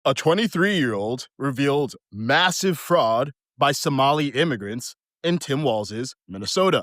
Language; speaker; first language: English; early bilingual, other home language; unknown